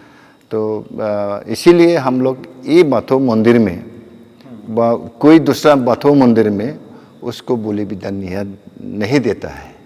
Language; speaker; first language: Hindi; non-native, local second language; Bodo